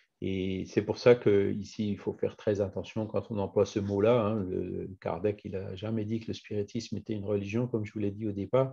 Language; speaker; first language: French; native; French